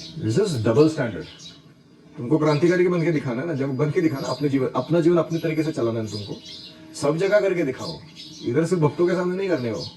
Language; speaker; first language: Hindi; non-native, local second language; Marathi